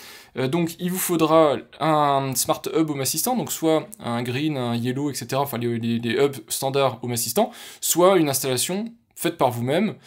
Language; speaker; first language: French; native; French